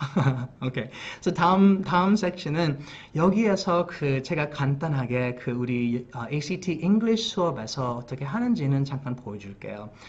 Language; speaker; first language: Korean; early bilingual, heritage; English